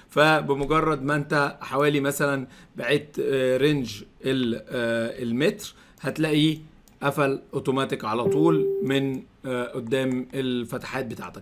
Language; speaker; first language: Arabic; native; Arabic